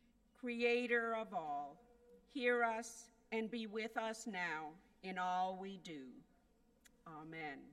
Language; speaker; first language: English; native; English